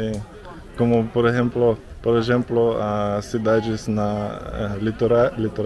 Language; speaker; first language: Portuguese; non-native, learner; Russian